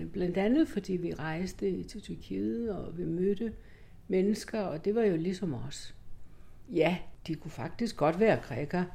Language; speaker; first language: Danish; non-native, fluent; Greek